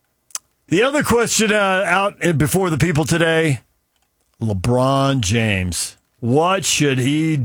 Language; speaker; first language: English; native; English